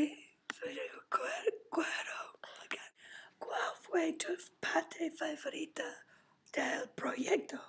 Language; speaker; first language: Spanish; non-native, learner; English